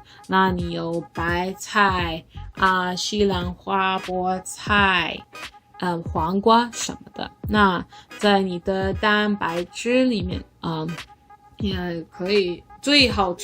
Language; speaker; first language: Chinese; non-native, learner; English